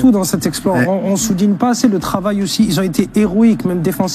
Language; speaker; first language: French; native; French